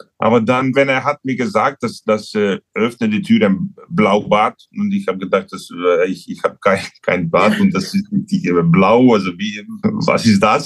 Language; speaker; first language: German; non-native, learner; Hungarian